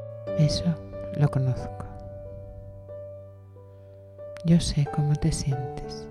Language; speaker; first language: Spanish; native; Spanish